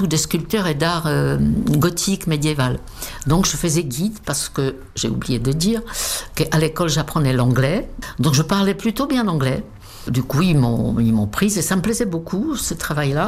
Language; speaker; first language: French; non-native, fluent; Czech